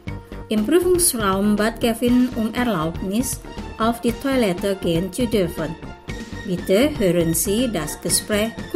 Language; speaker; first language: German; non-native, fluent; Indonesian